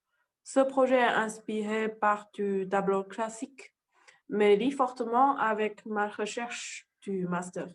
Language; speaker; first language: French; non-native, learner; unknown